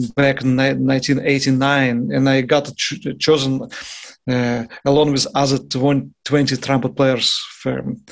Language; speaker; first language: English; non-native, fluent; Russian